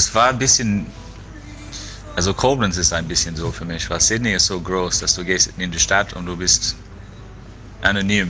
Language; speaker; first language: German; non-native, fluent; English